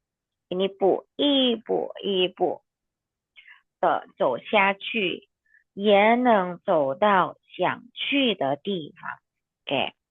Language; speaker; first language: Chinese; non-native, fluent; Indonesian